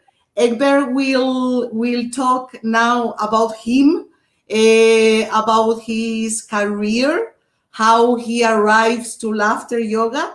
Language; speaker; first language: English; non-native, learner; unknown